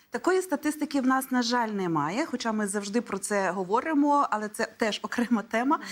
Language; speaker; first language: Ukrainian; native; Ukrainian